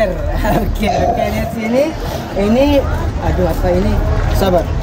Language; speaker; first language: Indonesian; non-native, learner; Arabic